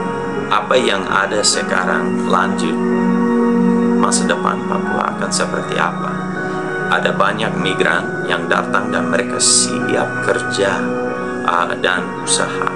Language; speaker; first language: Indonesian; non-native, fluent; English